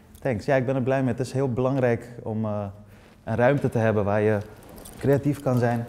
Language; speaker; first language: Dutch; early bilingual, other home language; Persian